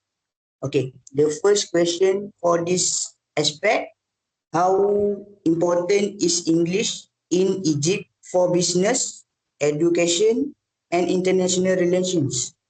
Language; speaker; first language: English; non-native, learner; Malay